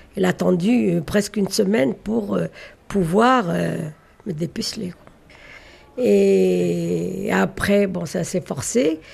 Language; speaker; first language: French; early bilingual, other home language; Arabic